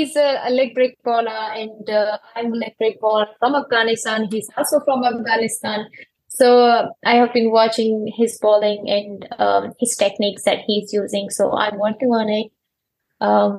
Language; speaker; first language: English; non-native, fluent; Persian